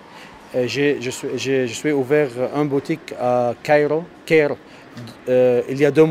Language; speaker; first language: French; non-native, learner; Arabic